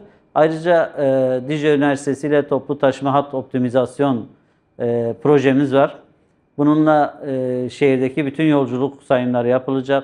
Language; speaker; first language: Turkish; native; Turkish